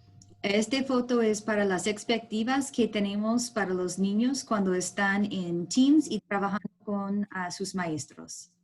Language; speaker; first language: Spanish; non-native, learner; English